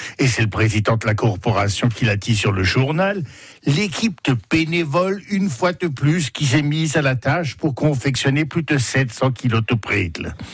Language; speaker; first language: French; native; French